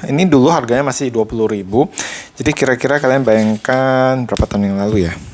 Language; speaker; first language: Indonesian; native; Indonesian